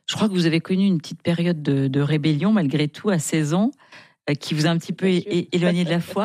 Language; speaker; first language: French; native; French